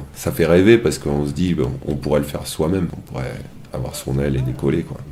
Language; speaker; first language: French; native; French